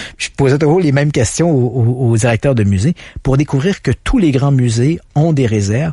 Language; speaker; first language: French; native; French